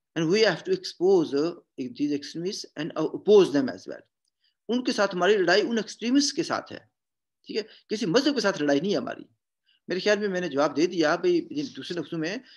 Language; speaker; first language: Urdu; non-native, local second language; Punjabi